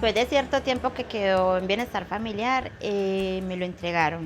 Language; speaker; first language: Spanish; native; Spanish